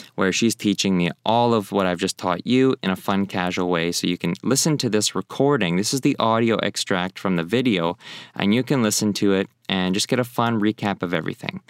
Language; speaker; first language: English; native; English